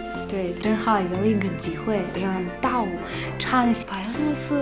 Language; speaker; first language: Chinese; non-native, fluent; Russian